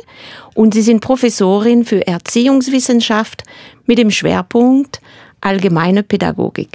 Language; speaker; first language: German; non-native, fluent; French